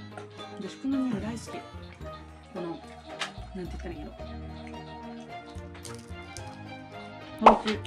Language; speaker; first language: Japanese; native; Japanese